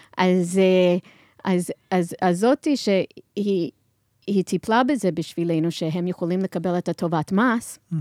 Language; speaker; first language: Hebrew; non-native, fluent; English